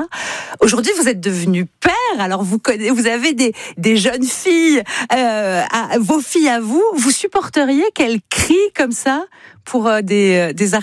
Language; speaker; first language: French; native; French